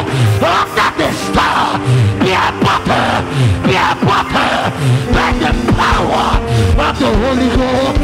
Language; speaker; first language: English; native; English